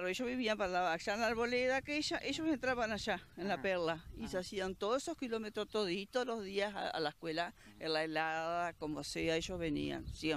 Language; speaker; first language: Spanish; native; Spanish